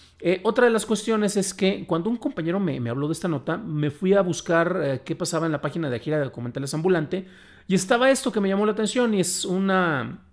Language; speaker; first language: Spanish; native; Spanish